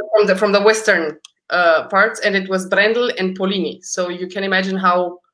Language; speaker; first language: English; early bilingual, other home language; Romanian